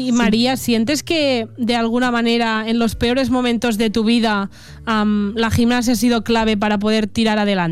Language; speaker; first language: Spanish; non-native, local second language; Catalan